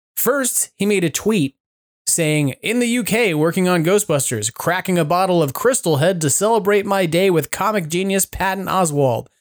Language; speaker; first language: English; native; English